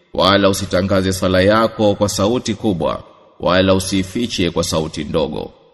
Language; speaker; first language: Swahili; native; Swahili